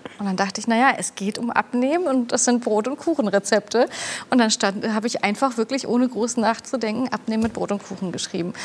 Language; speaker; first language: German; early bilingual, other home language; Turkish